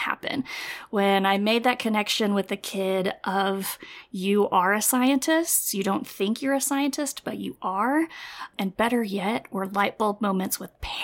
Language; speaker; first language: English; native; English